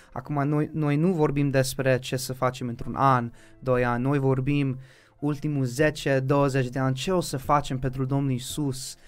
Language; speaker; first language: Romanian; early bilingual, heritage; Romanian